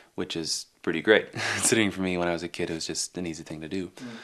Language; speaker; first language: English; native; English